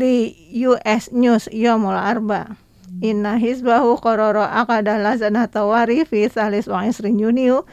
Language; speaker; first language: Arabic; non-native, fluent; Indonesian